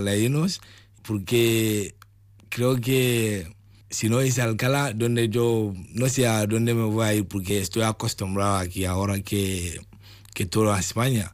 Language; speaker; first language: Spanish; non-native, learner; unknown